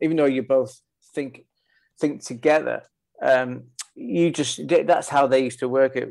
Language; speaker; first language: English; native; English